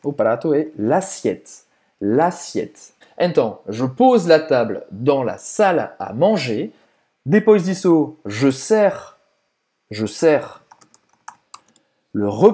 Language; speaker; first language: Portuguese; non-native, fluent; French